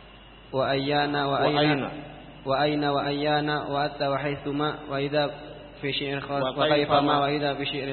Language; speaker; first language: Arabic; non-native, learner; Indonesian